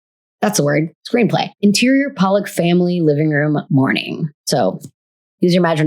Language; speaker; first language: English; native; English